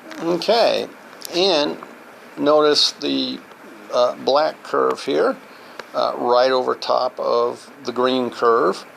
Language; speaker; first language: English; native; English